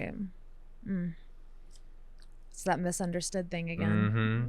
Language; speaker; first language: English; native; English